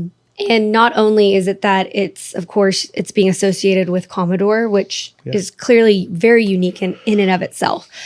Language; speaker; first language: English; native; English